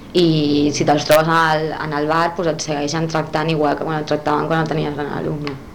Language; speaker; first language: Catalan; non-native, local second language; Spanish